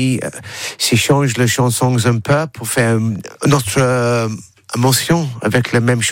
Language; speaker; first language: French; non-native, learner; English